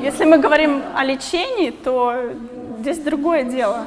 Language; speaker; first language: Russian; native; Russian